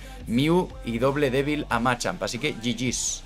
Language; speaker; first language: Spanish; native; Spanish